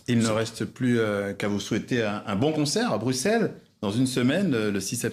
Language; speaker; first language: French; native; French